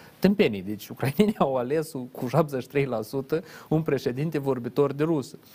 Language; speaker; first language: Romanian; native; Romanian